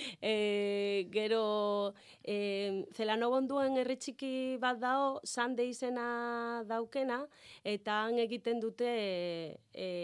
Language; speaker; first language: Basque; non-native, learner; Galician